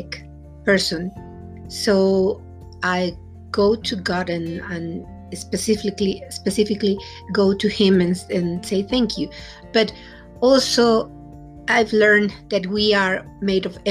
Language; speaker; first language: English; non-native, fluent; Spanish